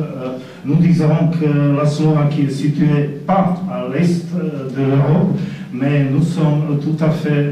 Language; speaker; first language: French; non-native, fluent; Slovak